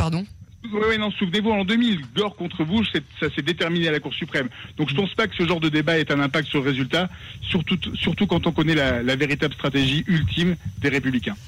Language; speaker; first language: French; native; French